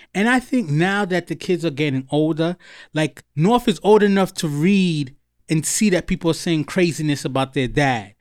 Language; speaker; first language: English; early bilingual, other home language; Haitian Creole